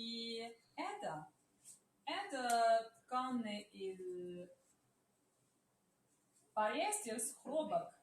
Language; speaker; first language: Russian; non-native, learner; Chinese